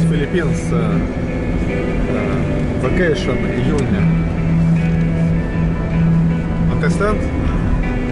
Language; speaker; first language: English; non-native, learner; Russian